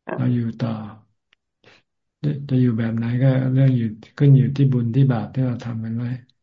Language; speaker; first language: Thai; native; Thai